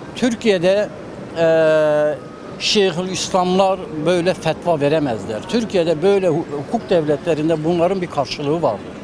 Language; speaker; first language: Turkish; native; Turkish